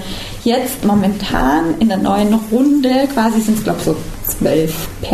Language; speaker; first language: German; native; German